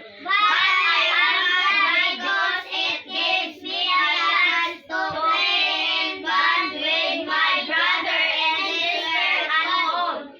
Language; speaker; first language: English; non-native, local second language; Cebuano